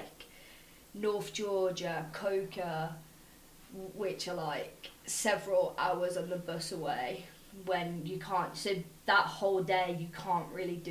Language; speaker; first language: English; native; English